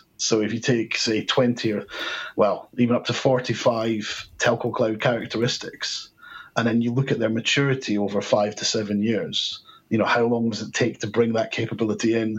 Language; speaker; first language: English; native; English